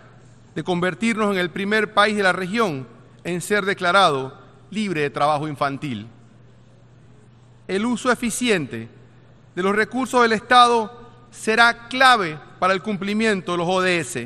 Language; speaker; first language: Spanish; native; Spanish